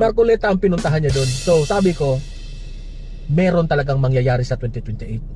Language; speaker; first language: Filipino; native; Filipino